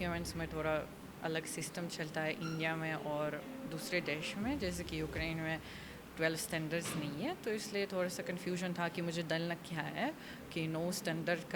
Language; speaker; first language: Hindi; non-native, fluent; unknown